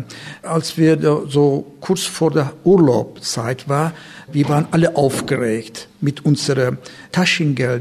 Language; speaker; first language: German; non-native, fluent; Turkish